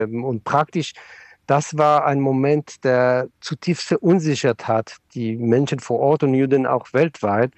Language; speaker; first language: German; non-native, fluent; Hebrew